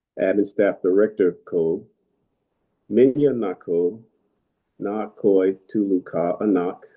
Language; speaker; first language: Cebuano; non-native, learner; English